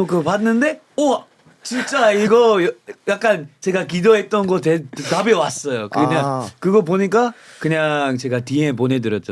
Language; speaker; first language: Korean; non-native, fluent; English